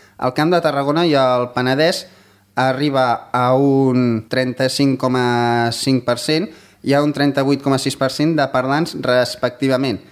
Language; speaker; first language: Catalan; native; Catalan